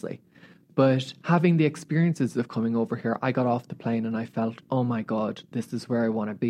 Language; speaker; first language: English; native; English